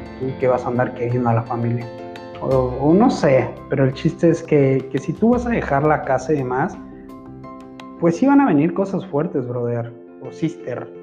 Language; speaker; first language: Spanish; native; Spanish